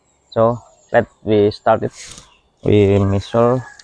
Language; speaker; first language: English; non-native, learner; Indonesian